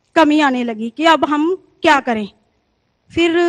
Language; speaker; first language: Hindi; native; Hindi